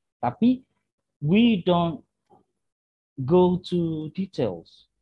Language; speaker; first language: English; non-native, fluent; Indonesian